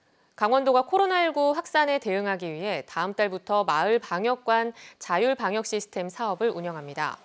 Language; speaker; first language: Korean; native; Korean